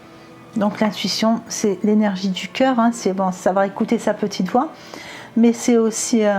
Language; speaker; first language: French; native; French